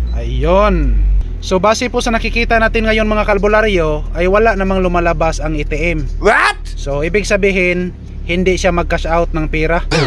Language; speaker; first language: Filipino; non-native, local second language; Cebuano